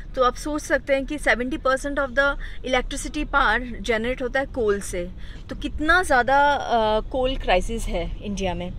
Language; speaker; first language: Hindi; non-native, local second language; Bangla